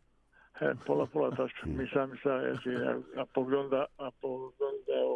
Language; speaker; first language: Greek; non-native, fluent; Bosnian